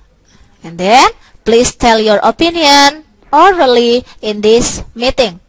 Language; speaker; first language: English; non-native, local second language; Indonesian